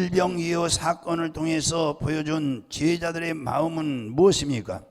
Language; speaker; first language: Korean; native; Korean